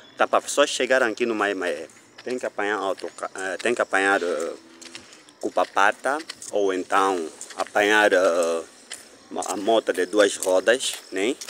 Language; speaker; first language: Portuguese; native; Portuguese